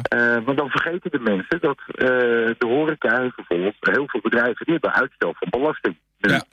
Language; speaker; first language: Dutch; native; Dutch